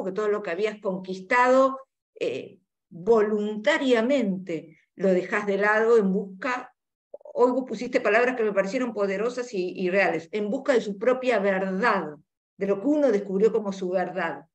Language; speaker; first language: Spanish; native; Spanish